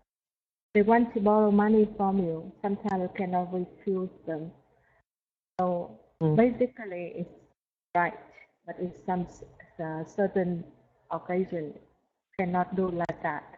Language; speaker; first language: English; non-native, learner; Vietnamese